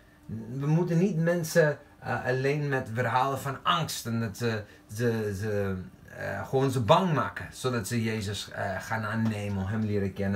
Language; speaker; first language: Dutch; non-native, fluent; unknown